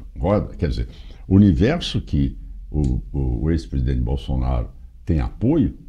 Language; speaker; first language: Portuguese; native; Portuguese